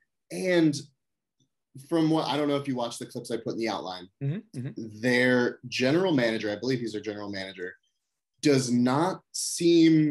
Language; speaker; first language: English; native; English